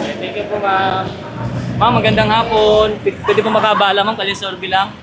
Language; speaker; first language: Filipino; native; Filipino